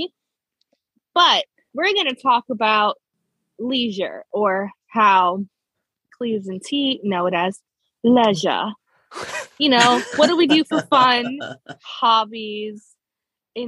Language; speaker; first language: English; early bilingual, other home language; Spanish